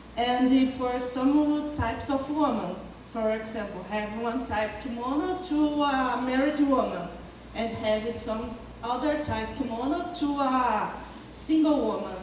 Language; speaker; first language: English; non-native, learner; Portuguese